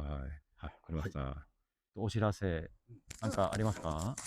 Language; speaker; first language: Japanese; non-native, learner; English